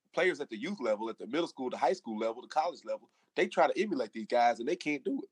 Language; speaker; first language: English; native; English